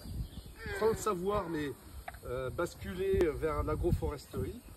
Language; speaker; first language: French; native; French